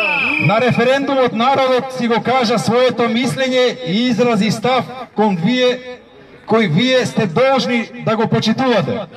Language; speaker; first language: Macedonian; native; Macedonian